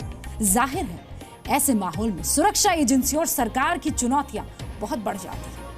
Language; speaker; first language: Hindi; native; Hindi